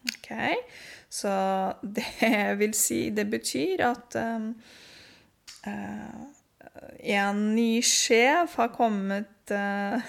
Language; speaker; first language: Norwegian; non-native, fluent; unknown